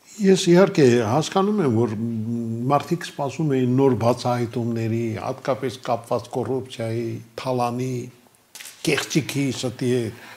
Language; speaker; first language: Armenian; native; Armenian